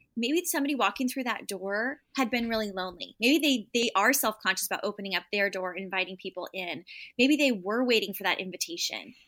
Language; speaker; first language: English; native; English